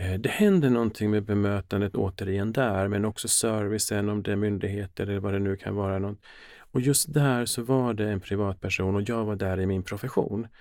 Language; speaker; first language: Swedish; early bilingual, other home language; Finnish